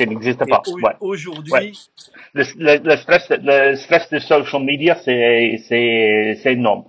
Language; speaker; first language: French; non-native, learner; English